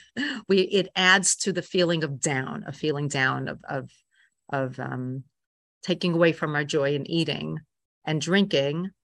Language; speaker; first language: English; native; English